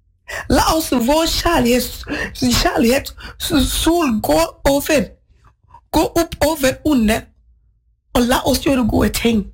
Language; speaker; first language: Norwegian; non-native, fluent; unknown